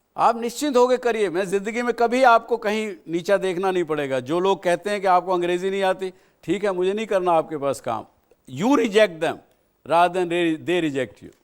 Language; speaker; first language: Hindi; native; Hindi